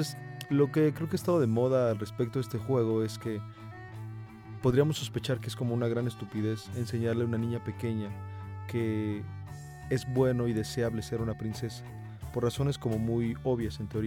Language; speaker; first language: Spanish; native; Spanish